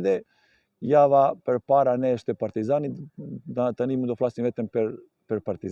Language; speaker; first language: Albanian; non-native, learner; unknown